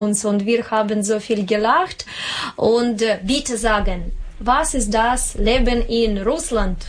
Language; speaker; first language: German; non-native, learner; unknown